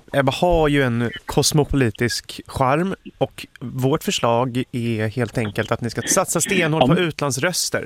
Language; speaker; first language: Swedish; native; Swedish